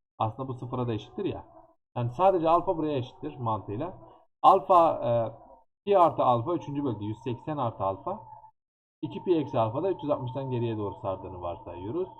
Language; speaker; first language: Turkish; native; Turkish